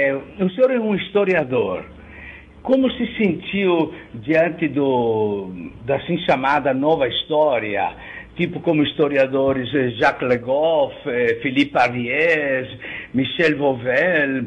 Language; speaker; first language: Portuguese; non-native, fluent; Italian